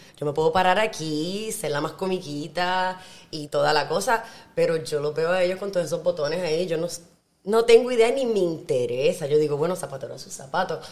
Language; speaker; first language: Spanish; native; Spanish